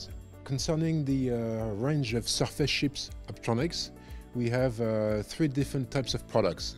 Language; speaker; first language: English; non-native, fluent; French